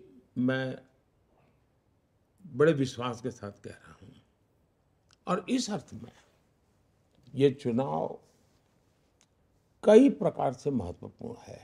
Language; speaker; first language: Hindi; non-native, local second language; Gujarati